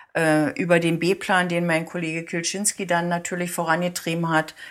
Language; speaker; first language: German; native; German